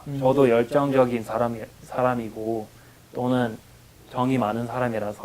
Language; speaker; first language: Korean; non-native, fluent; English